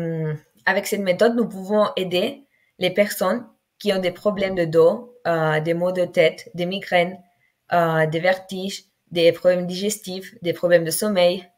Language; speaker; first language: French; non-native, fluent; Spanish